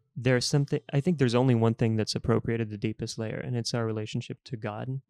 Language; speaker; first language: English; early bilingual, other home language; Bulgarian